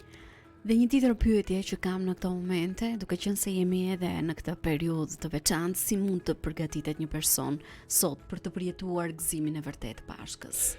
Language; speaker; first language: Albanian; native; Albanian